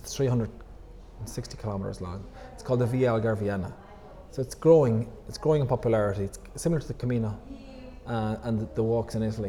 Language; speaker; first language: English; native; English